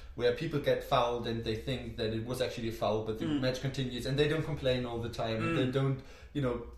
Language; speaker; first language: English; non-native, fluent; German